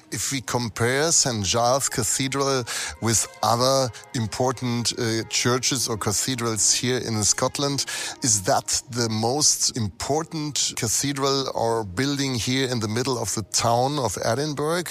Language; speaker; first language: English; non-native, fluent; German